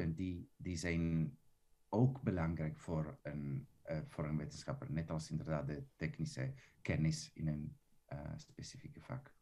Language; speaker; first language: Dutch; non-native, fluent; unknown